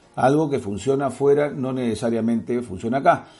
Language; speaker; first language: Spanish; native; Spanish